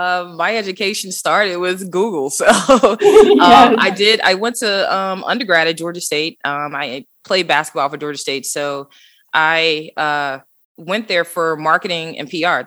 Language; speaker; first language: English; native; English